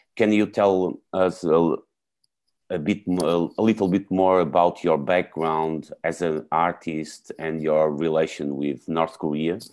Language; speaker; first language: English; non-native, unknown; Portuguese